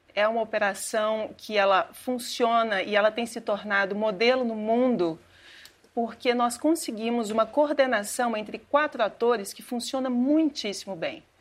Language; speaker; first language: Portuguese; native; Portuguese